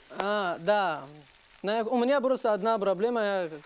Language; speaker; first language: Russian; non-native, learner; Arabic